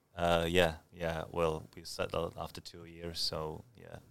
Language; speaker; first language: English; non-native, fluent; Czech